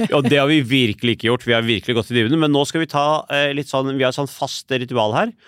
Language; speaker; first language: Norwegian; early bilingual, other home language; Urdu